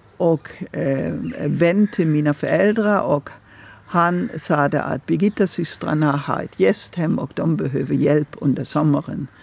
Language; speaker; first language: Swedish; non-native, fluent; German